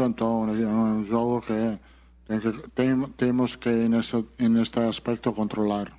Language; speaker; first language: Portuguese; non-native, fluent; Italian